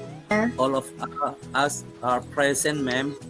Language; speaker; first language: English; non-native, learner; Indonesian